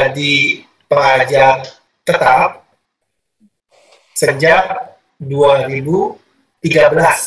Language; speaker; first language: Indonesian; native; Indonesian